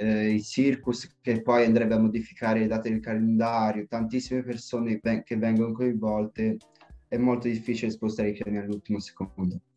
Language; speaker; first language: Italian; native; Italian